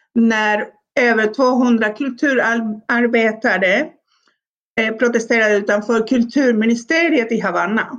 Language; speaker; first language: Swedish; non-native, fluent; Spanish